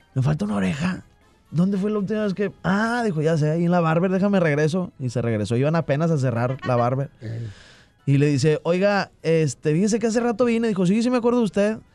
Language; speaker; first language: Spanish; native; Spanish